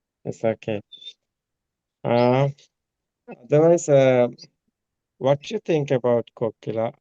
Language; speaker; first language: English; non-native, learner; Sinhala